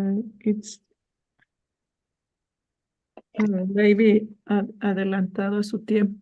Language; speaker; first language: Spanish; non-native, learner; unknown